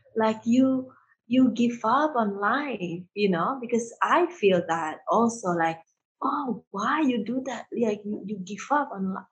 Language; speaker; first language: English; early bilingual, heritage; Indonesian